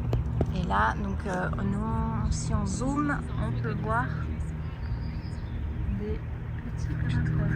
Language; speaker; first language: French; native; French